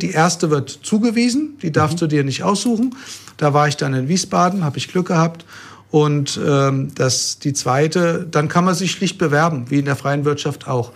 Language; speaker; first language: German; native; German